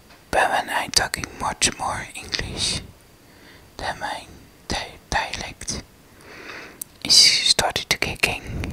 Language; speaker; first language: English; non-native, learner; Dutch